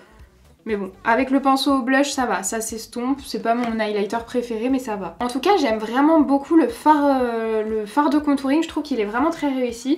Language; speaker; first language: French; native; French